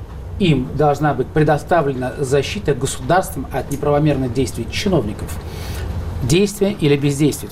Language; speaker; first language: Russian; native; Russian